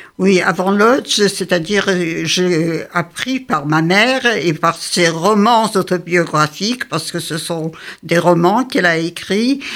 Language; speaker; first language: French; early bilingual, other home language; Yiddish